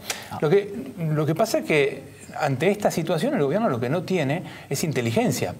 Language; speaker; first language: Spanish; native; Spanish